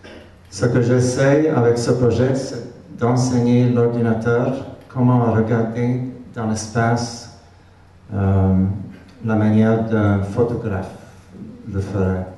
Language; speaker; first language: French; non-native, fluent; Hungarian